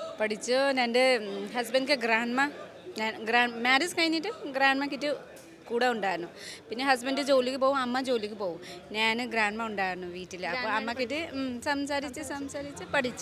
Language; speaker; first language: Malayalam; non-native, learner; Nepali